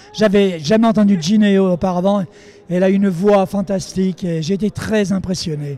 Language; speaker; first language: French; native; French